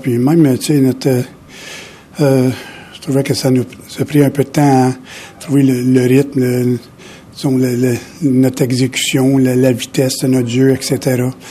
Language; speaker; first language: French; native; French